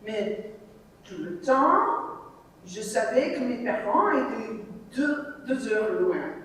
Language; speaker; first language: French; non-native, learner; English